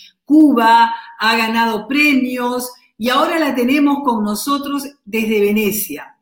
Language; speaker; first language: Spanish; native; Spanish